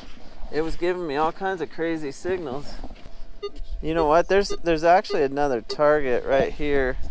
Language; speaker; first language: English; native; English